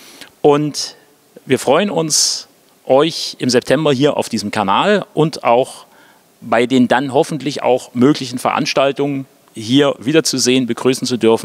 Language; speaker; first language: German; native; German